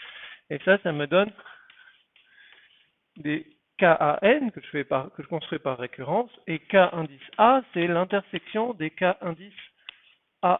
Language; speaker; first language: French; native; French